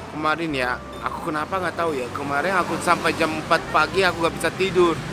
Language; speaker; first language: Indonesian; non-native, fluent; Japanese